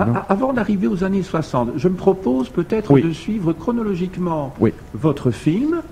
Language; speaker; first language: French; native; French